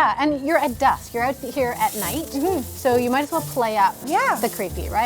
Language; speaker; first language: English; native; English